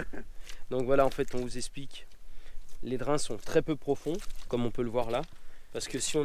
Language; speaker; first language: French; native; French